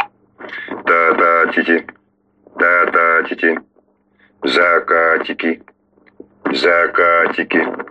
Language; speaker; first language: Russian; native; Russian